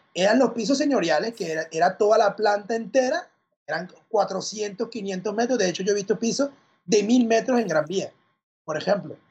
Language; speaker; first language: Spanish; native; Spanish